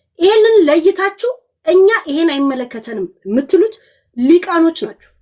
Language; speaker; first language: Amharic; native; Amharic